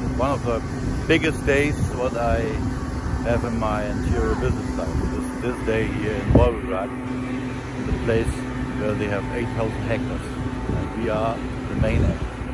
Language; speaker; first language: English; non-native, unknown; German